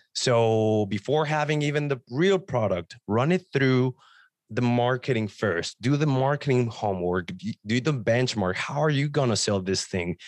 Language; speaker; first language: English; non-native, fluent; Spanish